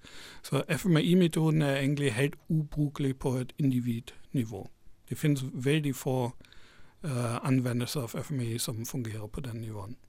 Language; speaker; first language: Norwegian; non-native, fluent; German